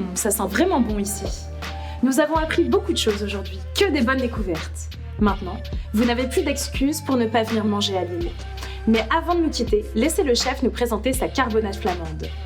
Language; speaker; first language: French; native; French